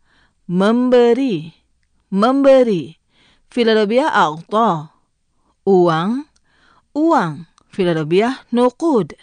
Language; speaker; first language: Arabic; non-native, fluent; Indonesian